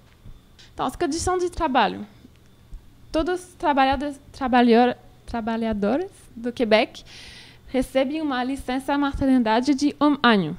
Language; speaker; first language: Portuguese; non-native, learner; French